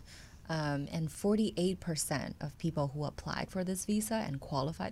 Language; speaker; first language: English; non-native, fluent; Chinese